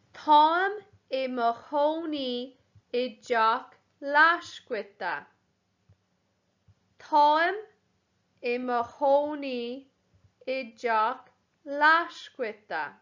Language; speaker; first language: Irish; non-native, local second language; English